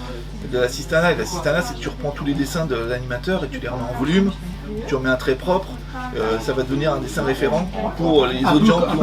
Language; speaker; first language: French; native; French